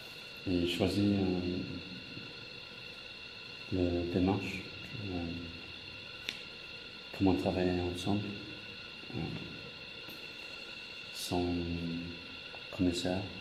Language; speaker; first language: French; non-native, fluent; English